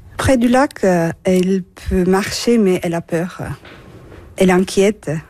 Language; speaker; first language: French; non-native, fluent; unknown